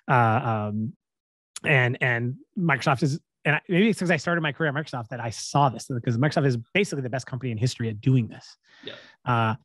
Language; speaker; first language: English; native; English